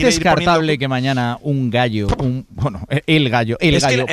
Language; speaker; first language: Spanish; native; Spanish